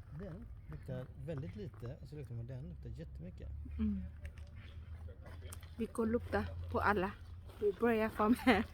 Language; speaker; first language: Swedish; non-native, learner; Thai